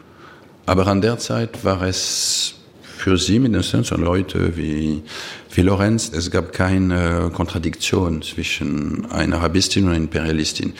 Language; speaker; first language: German; non-native, fluent; French